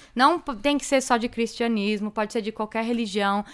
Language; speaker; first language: Portuguese; early bilingual, heritage; English